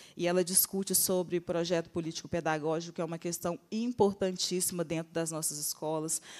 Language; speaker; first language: Portuguese; native; Portuguese